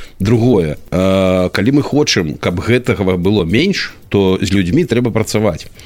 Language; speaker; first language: Belarusian; non-native, local second language; Russian